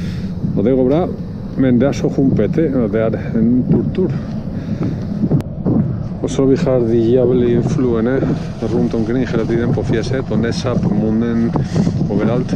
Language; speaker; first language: Norwegian; non-native, fluent; Spanish